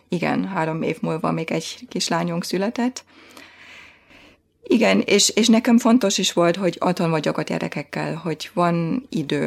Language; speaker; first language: Hungarian; non-native, fluent; German